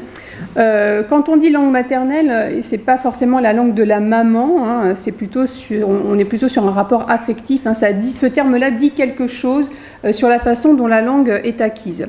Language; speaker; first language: French; native; French